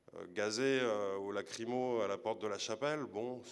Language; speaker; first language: French; native; French